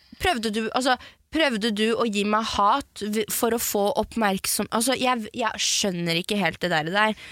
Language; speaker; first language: Norwegian; early bilingual, other home language; French